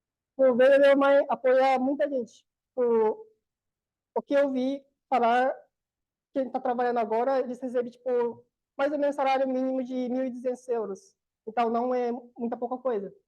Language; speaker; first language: Portuguese; non-native, learner; Korean